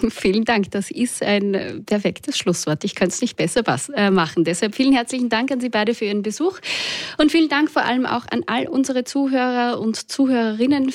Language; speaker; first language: German; native; German